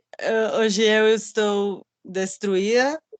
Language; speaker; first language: Portuguese; non-native, fluent; Spanish